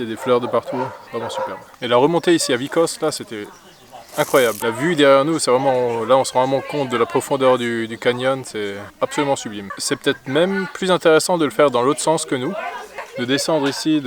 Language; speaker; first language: French; native; French